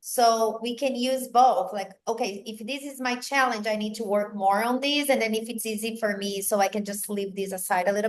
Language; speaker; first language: English; non-native, fluent; Portuguese